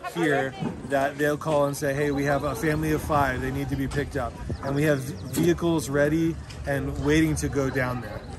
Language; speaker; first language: English; native; English